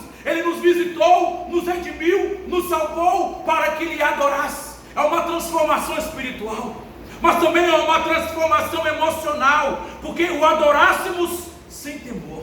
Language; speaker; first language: Portuguese; native; Portuguese